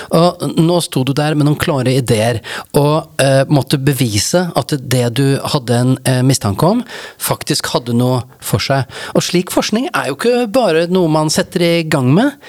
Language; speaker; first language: Norwegian; native; Norwegian